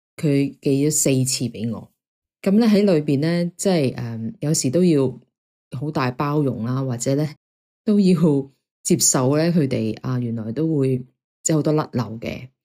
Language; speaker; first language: Cantonese; native; Cantonese